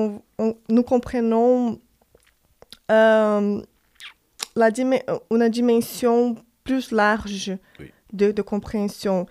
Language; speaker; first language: French; non-native, fluent; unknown